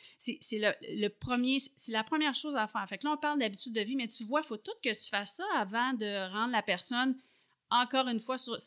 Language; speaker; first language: French; native; French